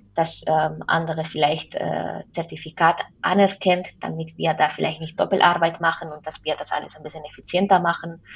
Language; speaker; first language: German; non-native, fluent; Spanish